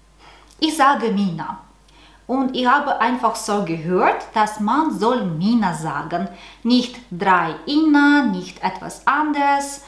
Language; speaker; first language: German; non-native, learner; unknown